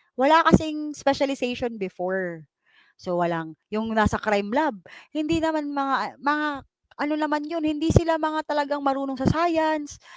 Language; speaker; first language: Filipino; non-native, local second language; Cebuano